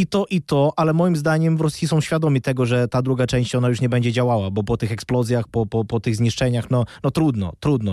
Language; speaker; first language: Polish; non-native, fluent; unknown